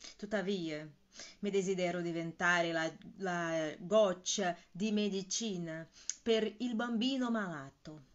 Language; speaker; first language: Italian; non-native, fluent; Portuguese